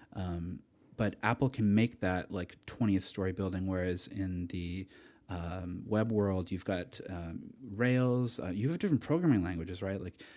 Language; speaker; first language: English; native; English